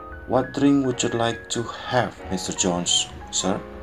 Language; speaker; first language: English; non-native, learner; Indonesian